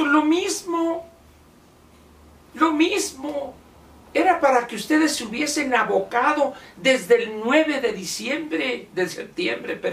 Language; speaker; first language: Spanish; native; Spanish